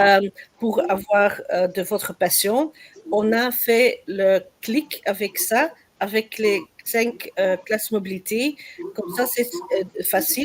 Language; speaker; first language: French; non-native, learner; Dutch